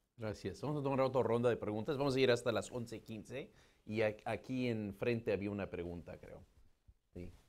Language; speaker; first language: Spanish; non-native, fluent; English